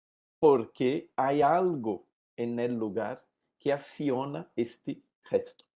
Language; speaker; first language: Spanish; non-native, learner; Portuguese